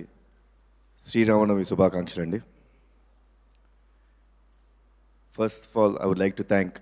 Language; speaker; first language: Telugu; native; Telugu